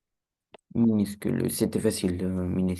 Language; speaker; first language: French; non-native, learner; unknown